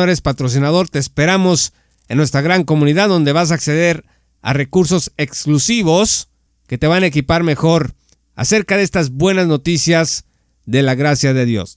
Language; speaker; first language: Spanish; native; Spanish